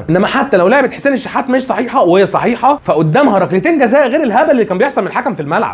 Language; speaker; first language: Arabic; native; Arabic